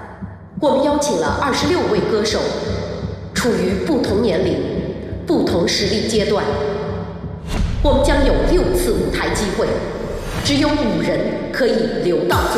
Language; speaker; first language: Chinese; native; Chinese